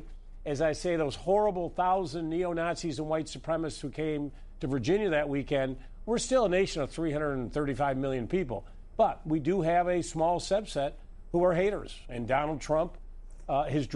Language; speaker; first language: English; native; English